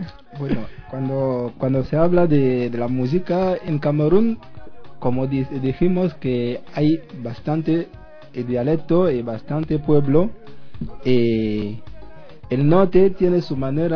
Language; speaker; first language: Spanish; non-native, learner; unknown